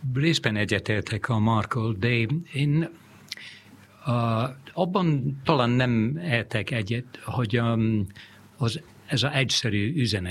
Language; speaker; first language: Hungarian; non-native, fluent; English